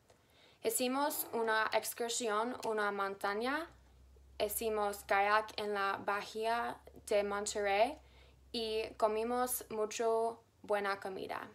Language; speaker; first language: Spanish; non-native, learner; English